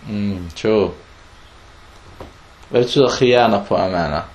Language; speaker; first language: Danish; early bilingual, other home language; Arabic